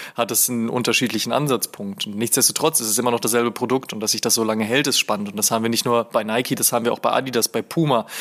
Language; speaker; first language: German; native; German